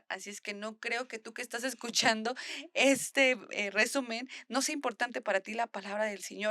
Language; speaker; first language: Spanish; native; Spanish